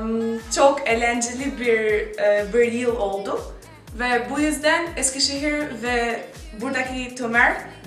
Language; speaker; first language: Turkish; non-native, learner; Albanian